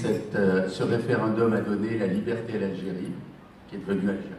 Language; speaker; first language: French; native; French